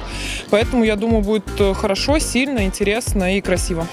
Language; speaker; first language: Russian; native; Russian